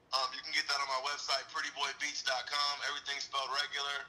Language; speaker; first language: English; native; English